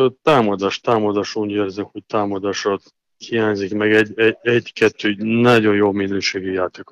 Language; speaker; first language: Hungarian; non-native, learner; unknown